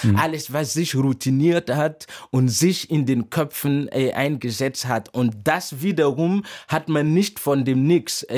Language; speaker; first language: German; non-native, fluent; Mossi